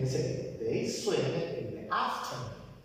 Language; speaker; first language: English; non-native, fluent; Spanish